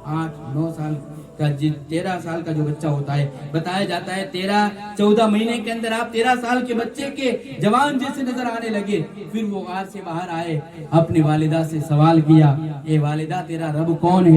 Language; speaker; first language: Urdu; native; Urdu